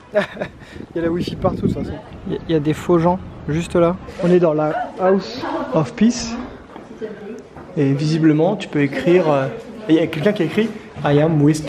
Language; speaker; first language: French; native; French